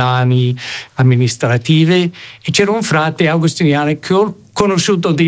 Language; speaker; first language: Italian; non-native, fluent; English